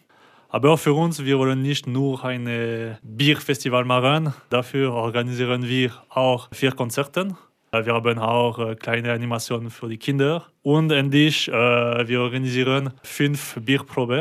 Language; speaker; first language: German; non-native, local second language; French